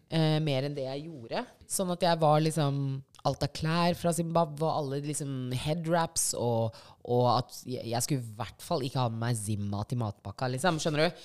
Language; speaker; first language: Norwegian; early bilingual, other home language; Shona